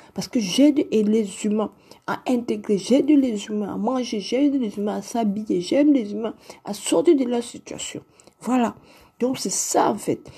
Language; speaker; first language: French; non-native, local second language; Lingala